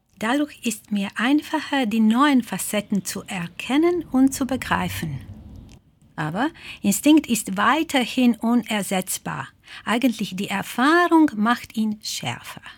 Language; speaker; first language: German; non-native, fluent; Croatian